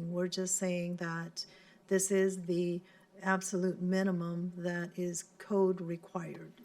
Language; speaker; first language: English; non-native, local second language; Cantonese